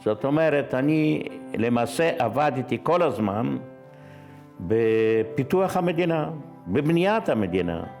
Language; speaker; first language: Hebrew; non-native, fluent; Yiddish